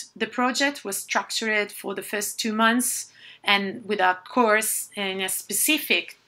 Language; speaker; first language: English; non-native, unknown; Italian